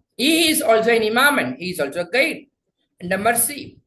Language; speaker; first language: English; non-native, local second language; Tamil